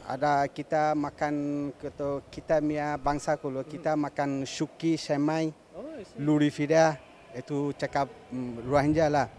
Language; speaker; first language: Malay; non-native, learner; Rohingya